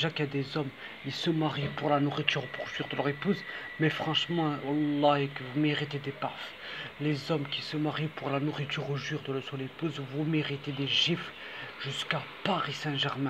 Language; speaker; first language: French; native; French